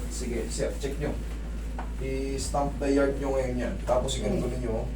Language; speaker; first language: Filipino; native; Filipino